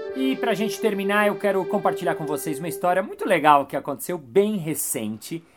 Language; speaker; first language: Portuguese; native; Portuguese